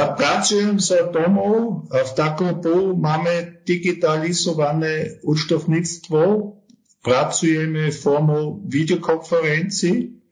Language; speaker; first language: Slovak; non-native, learner; German